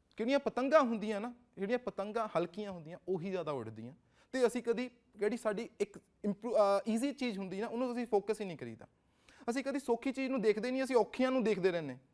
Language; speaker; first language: Punjabi; native; Punjabi